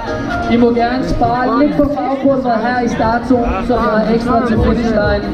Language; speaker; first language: Danish; native; Danish